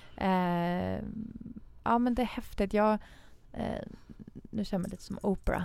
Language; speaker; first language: Swedish; early bilingual, other home language; Persian